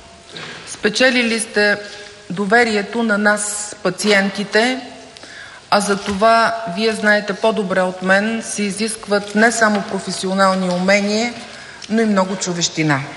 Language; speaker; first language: Bulgarian; native; Bulgarian